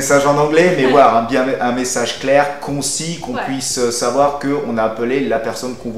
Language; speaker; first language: French; native; French